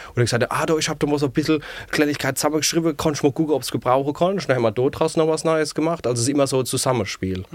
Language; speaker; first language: German; native; German